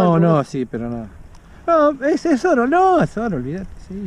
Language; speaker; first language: Spanish; native; Spanish